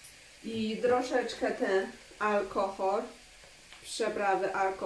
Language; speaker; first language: Polish; non-native, learner; Chinese